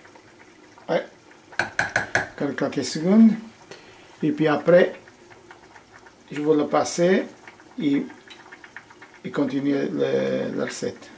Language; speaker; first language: French; non-native, fluent; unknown